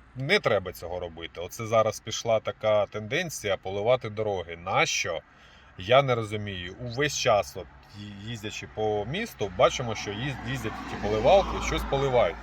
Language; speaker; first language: Ukrainian; non-native, local second language; Russian